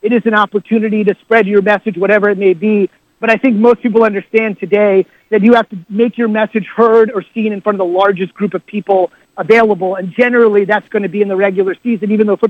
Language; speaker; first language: English; native; English